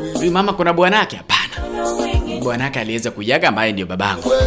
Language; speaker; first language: Swahili; non-native, local second language; Gusii